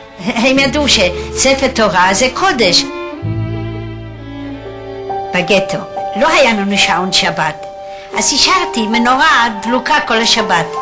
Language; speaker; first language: Hebrew; non-native, fluent; Yiddish